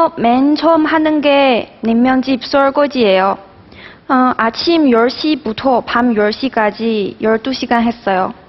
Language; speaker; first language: Korean; non-native, fluent; Chinese